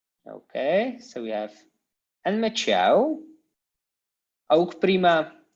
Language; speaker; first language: Dutch; non-native, fluent; Polish